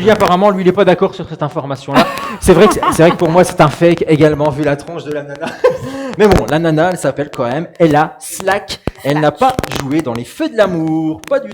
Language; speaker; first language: French; native; French